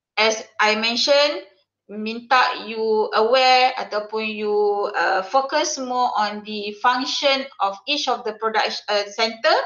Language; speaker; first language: English; non-native, local second language; Malay